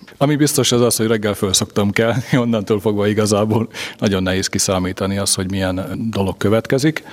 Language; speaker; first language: Hungarian; native; Hungarian